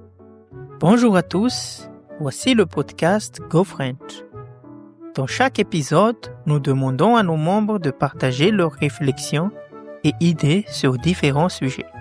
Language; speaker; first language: French; non-native, local second language; Malagasy